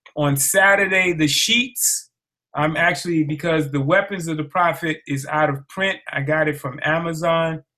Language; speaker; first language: English; native; English